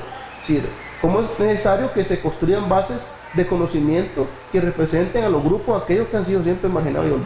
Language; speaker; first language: Spanish; native; Spanish